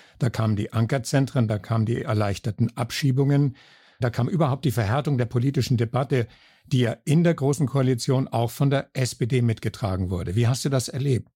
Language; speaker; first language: German; native; German